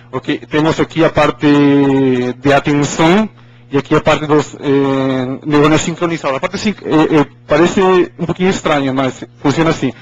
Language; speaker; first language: Portuguese; non-native, fluent; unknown